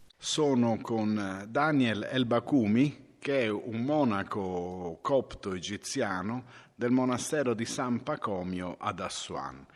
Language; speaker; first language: Italian; native; Italian